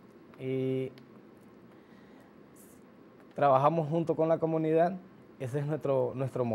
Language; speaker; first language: Spanish; native; Spanish